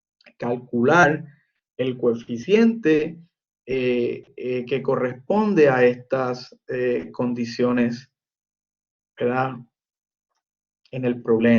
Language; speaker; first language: Spanish; native; Spanish